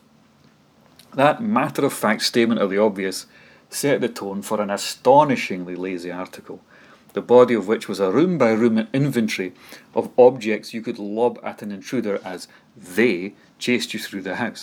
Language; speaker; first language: English; native; English